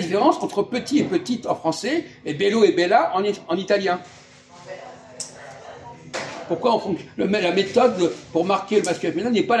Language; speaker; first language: French; native; French